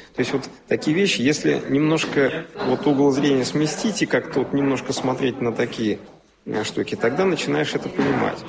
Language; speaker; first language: Russian; native; Russian